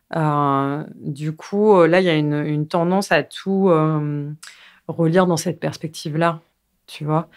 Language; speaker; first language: French; native; French